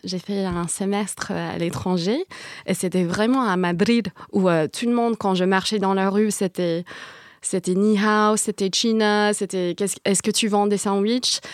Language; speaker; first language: French; non-native, fluent; Vietnamese